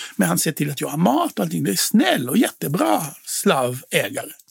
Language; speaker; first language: Swedish; non-native, fluent; Hebrew